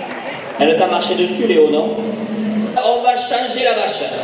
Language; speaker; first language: French; native; French